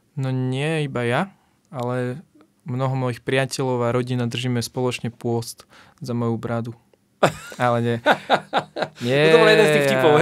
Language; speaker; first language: Slovak; native; Slovak